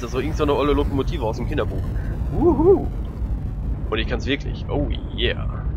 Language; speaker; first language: German; native; German